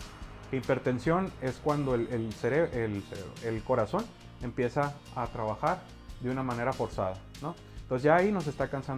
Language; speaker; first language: Spanish; native; Spanish